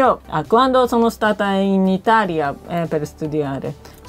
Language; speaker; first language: Italian; non-native, learner; Japanese